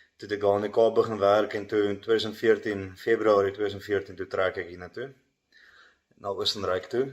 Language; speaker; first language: Afrikaans; native; Afrikaans